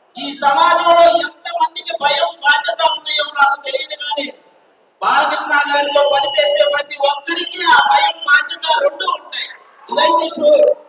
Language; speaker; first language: Telugu; native; Telugu